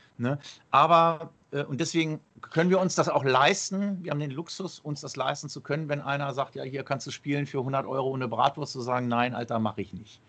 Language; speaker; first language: German; early bilingual, other home language; Arabic